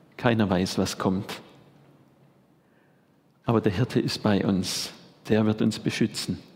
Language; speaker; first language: German; native; German